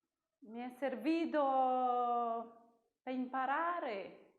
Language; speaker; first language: Italian; non-native, learner; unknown